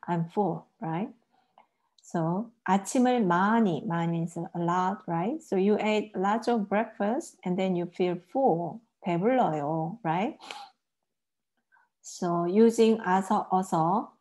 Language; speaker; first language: English; non-native, fluent; Korean